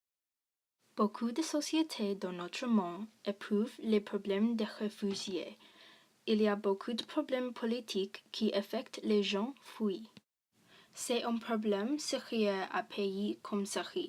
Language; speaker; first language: French; non-native, learner; English